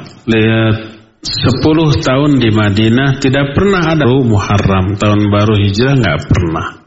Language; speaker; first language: Indonesian; native; Indonesian